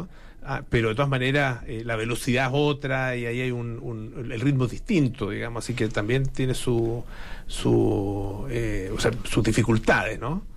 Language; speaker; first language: Spanish; native; Spanish